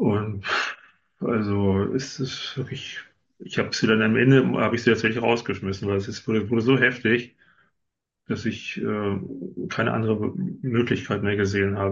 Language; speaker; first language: German; native; German